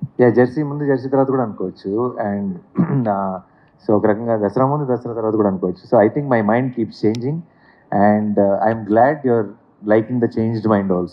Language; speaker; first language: Telugu; native; Telugu